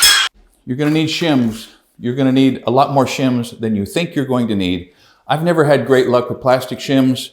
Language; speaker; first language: English; native; English